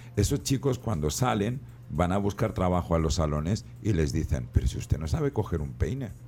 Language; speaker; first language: Spanish; native; Spanish